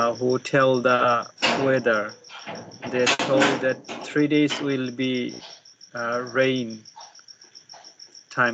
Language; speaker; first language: English; non-native, learner; Bangla